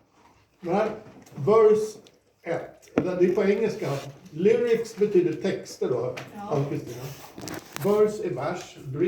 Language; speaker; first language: Swedish; native; Swedish